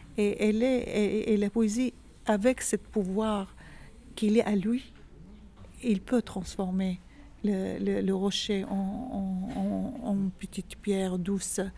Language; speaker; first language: French; non-native, fluent; Arabic